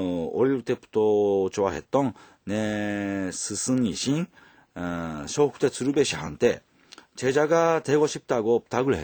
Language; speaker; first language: Korean; non-native, fluent; Japanese